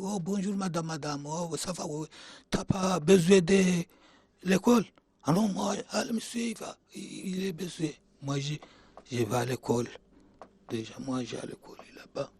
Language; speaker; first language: French; non-native, learner; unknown